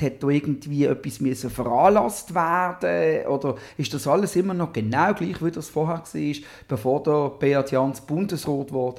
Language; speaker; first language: German; native; German